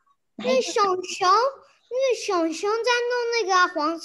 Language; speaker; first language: Chinese; early bilingual, heritage; English